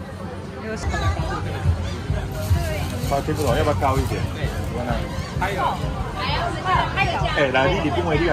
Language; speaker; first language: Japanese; non-native, learner; Chinese